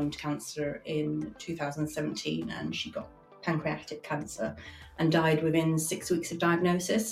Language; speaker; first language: English; native; English